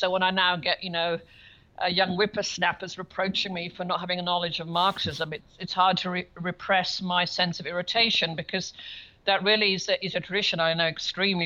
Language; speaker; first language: English; native; English